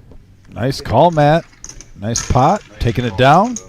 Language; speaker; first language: English; native; English